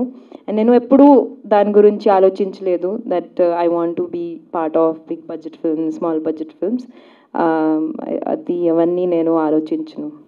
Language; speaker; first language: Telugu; non-native, learner; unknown